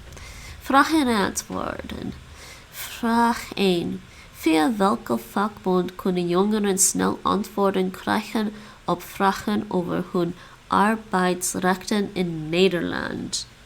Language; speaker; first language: Dutch; non-native, learner; English